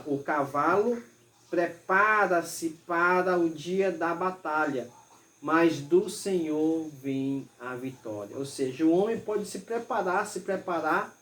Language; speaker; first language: Portuguese; native; Portuguese